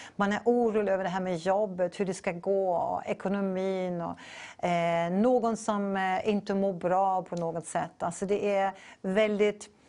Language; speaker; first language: Swedish; non-native, fluent; English